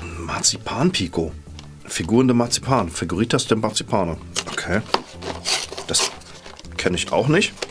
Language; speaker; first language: German; native; German